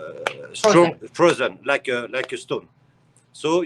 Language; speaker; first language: English; non-native, learner; French